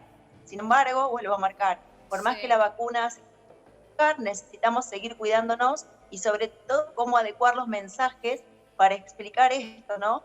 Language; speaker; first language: Spanish; native; Spanish